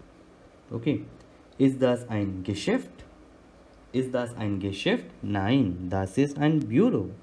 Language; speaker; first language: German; non-native, learner; Hindi